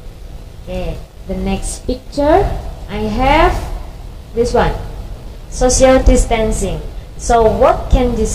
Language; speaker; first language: English; non-native, fluent; Indonesian